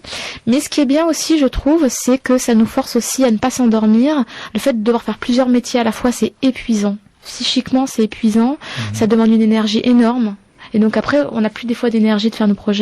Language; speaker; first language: French; native; French